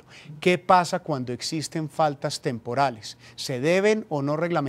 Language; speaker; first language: Spanish; native; Spanish